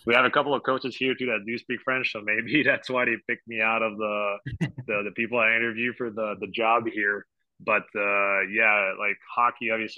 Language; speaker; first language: English; non-native, fluent; French